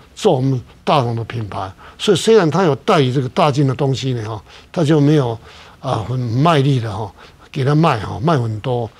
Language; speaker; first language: Chinese; native; Chinese